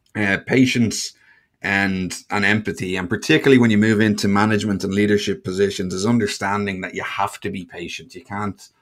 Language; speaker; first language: English; native; English